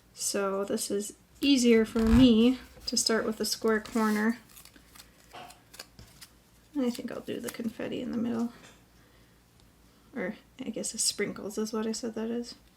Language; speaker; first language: English; native; English